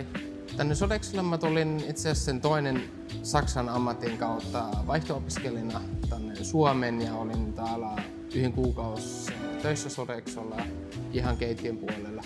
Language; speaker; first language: Finnish; non-native, fluent; German